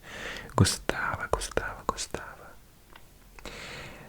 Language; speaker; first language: Portuguese; non-native, fluent; English